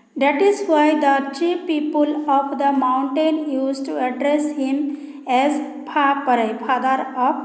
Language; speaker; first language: English; non-native, local second language; Assamese